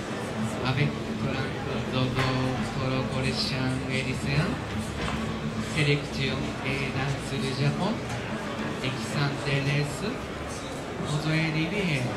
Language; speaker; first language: French; non-native, learner; Japanese